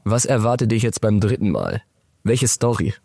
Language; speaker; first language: German; native; German